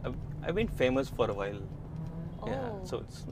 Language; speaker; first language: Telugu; non-native, learner; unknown